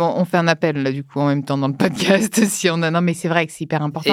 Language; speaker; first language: French; native; French